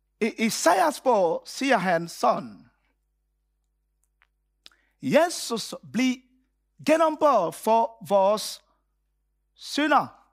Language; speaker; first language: Danish; non-native, fluent; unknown